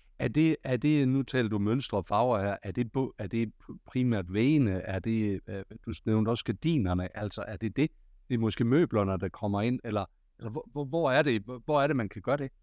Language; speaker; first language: Danish; native; Danish